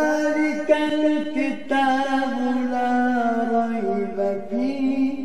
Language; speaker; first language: Arabic; native; Arabic